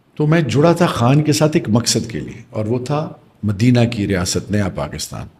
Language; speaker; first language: Urdu; non-native, local second language; Pashto